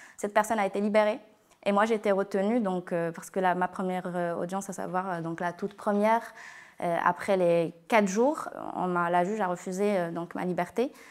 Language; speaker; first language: French; non-native, local second language; Arabic